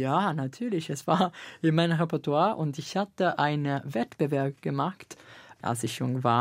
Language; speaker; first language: German; non-native, fluent; Italian